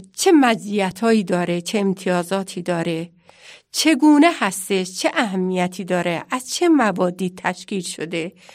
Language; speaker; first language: Persian; native; Persian